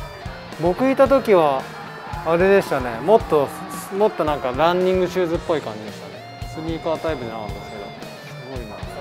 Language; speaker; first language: Japanese; native; Japanese